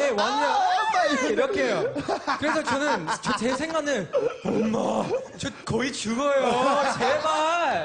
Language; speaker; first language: Korean; non-native, learner; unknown